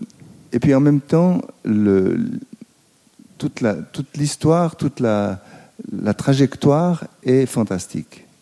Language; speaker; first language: French; native; French